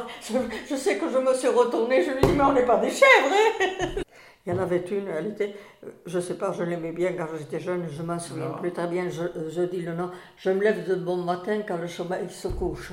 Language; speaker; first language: French; native; French